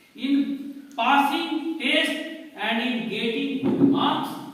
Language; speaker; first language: English; non-native, local second language; Hindi